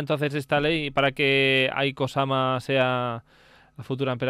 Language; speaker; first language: Spanish; native; Spanish